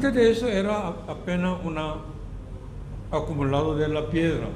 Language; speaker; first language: Spanish; non-native, fluent; Korean